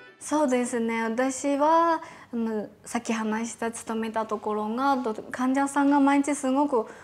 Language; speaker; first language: Japanese; non-native, fluent; Chinese